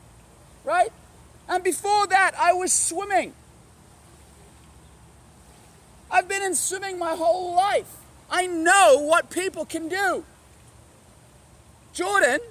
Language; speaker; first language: English; native; English